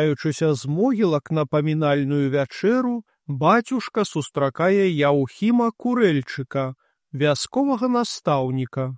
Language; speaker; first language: Belarusian; native; Belarusian